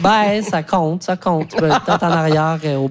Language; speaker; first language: French; native; French